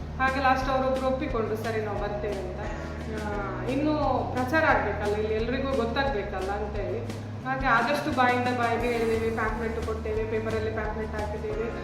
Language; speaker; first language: Kannada; non-native, local second language; Malayalam